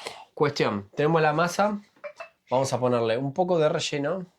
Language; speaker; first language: Spanish; native; Spanish